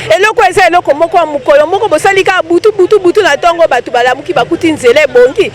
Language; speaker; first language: Lingala; native; Lingala